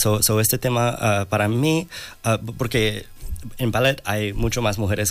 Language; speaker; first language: Spanish; non-native, learner; English